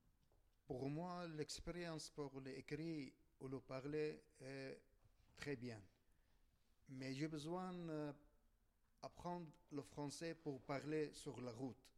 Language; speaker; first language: French; non-native, learner; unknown